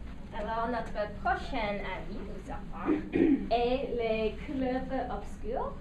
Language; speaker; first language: French; non-native, local second language; English